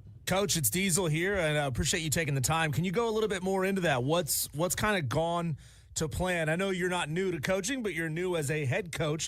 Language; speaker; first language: English; native; English